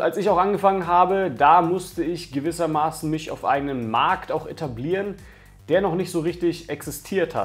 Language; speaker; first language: German; native; German